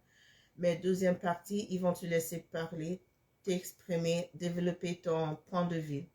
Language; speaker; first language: French; non-native, fluent; English